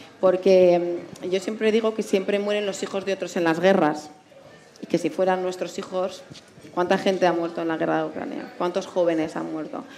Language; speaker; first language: Spanish; native; Spanish